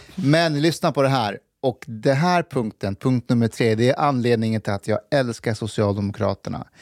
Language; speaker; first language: Swedish; non-native, fluent; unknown